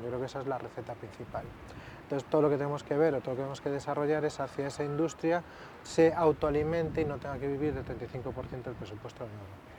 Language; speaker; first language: Spanish; native; Spanish